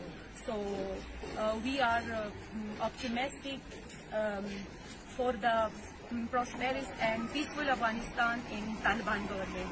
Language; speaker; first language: English; non-native, learner; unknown